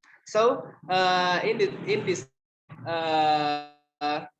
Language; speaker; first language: English; non-native, learner; Indonesian